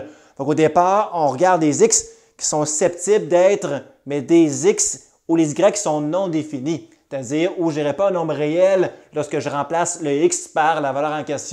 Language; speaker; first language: French; native; French